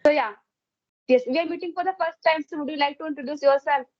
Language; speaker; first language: English; non-native, learner; Hindi